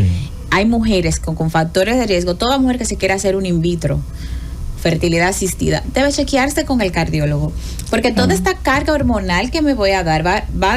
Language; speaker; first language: Spanish; native; Spanish